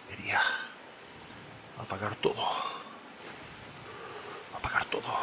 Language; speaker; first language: Spanish; native; Spanish